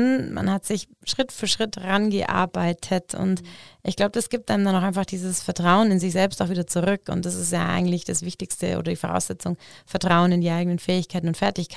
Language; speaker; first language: German; native; German